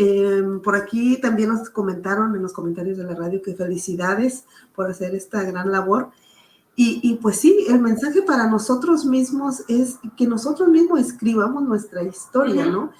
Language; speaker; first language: Spanish; native; Spanish